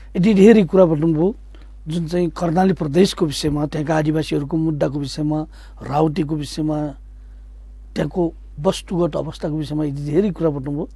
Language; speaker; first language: Nepali; non-native, local second language; Newari